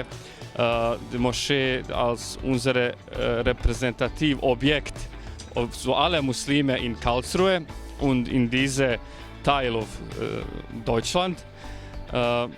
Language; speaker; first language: German; non-native, learner; Bosnian